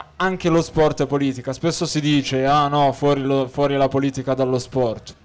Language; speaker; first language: Italian; early bilingual, other home language; Arabic